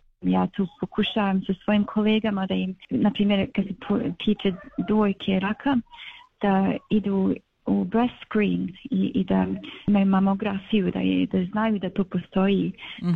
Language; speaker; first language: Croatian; early bilingual, other home language; Bosnian